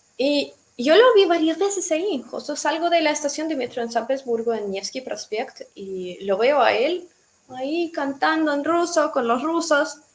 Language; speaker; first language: Spanish; non-native, fluent; Russian